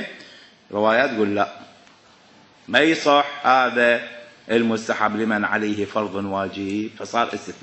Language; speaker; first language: Arabic; native; Arabic